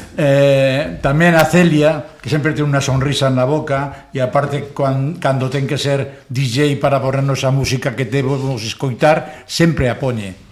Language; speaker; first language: Galician; non-native, local second language; Spanish